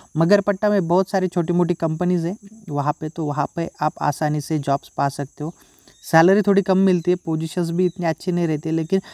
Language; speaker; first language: Hindi; native; Hindi